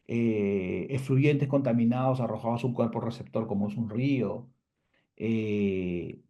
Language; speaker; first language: Spanish; native; Spanish